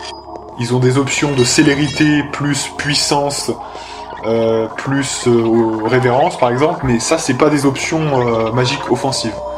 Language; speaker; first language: French; native; French